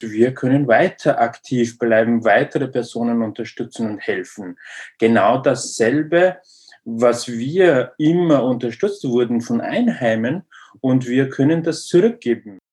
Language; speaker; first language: German; non-native, learner; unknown